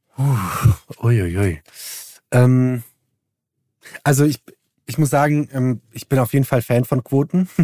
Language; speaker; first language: German; early bilingual, other home language; Turkish